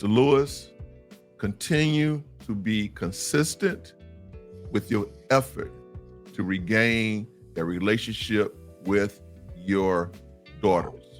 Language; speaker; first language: English; native; English